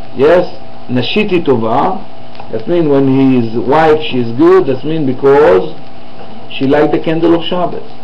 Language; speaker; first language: English; non-native, fluent; Hebrew